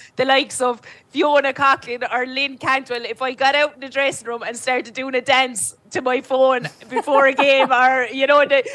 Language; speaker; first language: English; native; English